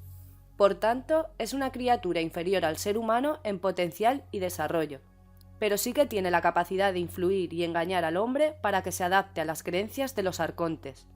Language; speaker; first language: Spanish; native; Spanish